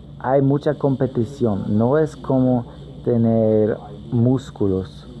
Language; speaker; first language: Spanish; native; Spanish